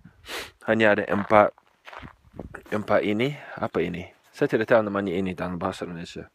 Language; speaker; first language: Indonesian; non-native, fluent; English